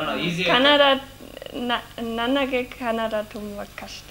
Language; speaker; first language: Kannada; non-native, learner; German